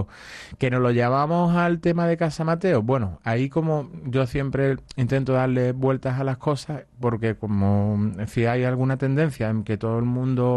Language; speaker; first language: Spanish; native; Spanish